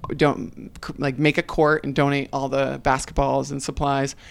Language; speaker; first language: English; native; English